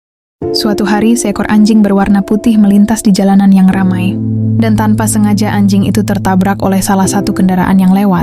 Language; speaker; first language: Indonesian; native; Indonesian